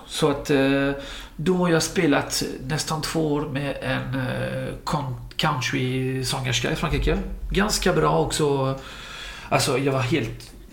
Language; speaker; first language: Swedish; non-native, fluent; French